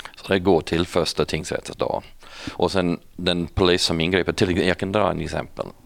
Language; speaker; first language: Swedish; non-native, fluent; English